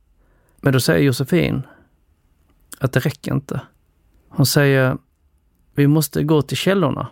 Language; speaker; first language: Swedish; early bilingual, other home language; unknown